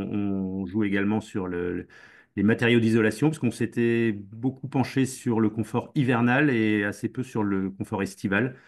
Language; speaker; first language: French; native; French